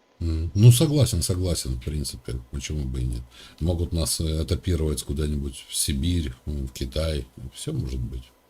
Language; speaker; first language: Russian; native; Russian